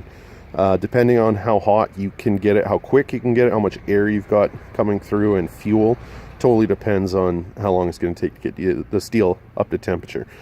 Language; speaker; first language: English; native; English